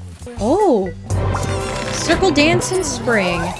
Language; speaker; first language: English; native; English